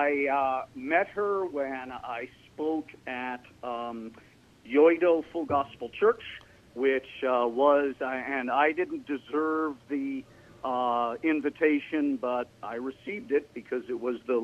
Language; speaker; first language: English; native; English